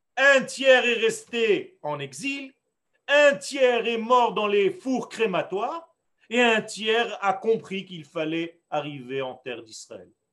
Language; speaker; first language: French; non-native, fluent; Hebrew